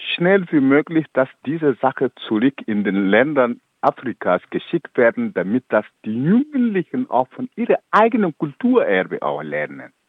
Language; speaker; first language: German; non-native, fluent; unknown